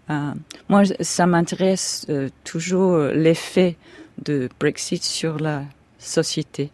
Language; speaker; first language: French; non-native, fluent; English